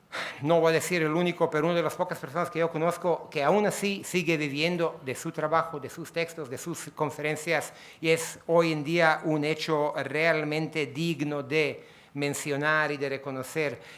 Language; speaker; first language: Spanish; native; Spanish